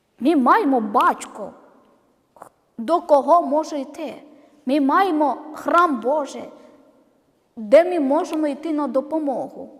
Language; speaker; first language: Ukrainian; non-native, learner; Malayalam